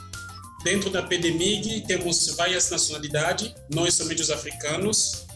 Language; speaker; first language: Portuguese; non-native, fluent; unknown